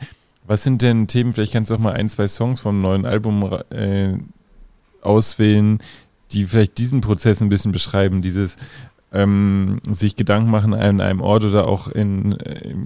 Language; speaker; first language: German; native; German